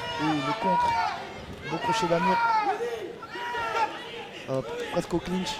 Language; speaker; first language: French; native; French